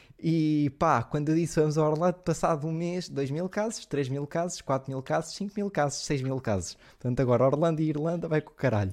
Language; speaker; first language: Portuguese; native; Portuguese